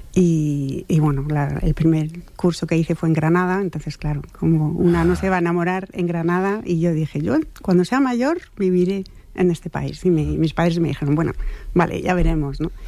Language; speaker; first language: Spanish; non-native, fluent; French